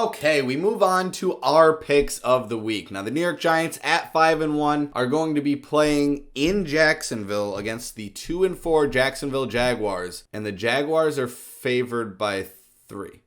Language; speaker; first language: English; native; English